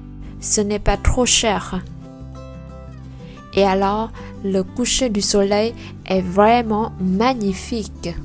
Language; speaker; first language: French; non-native, learner; Vietnamese